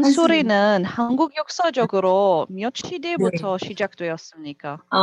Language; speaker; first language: Korean; non-native, learner; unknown